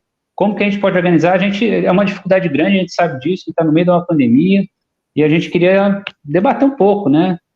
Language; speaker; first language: Portuguese; native; Portuguese